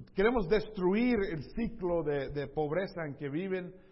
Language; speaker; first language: Spanish; early bilingual, heritage; Spanish